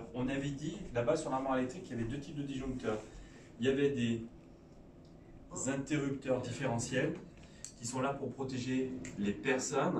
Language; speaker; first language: French; native; French